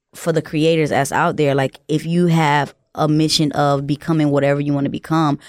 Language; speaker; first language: English; early bilingual, other home language; Haitian Creole